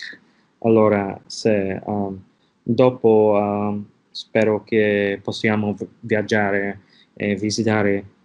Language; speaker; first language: Italian; non-native, learner; English